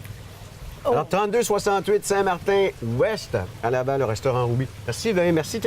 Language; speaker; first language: French; native; French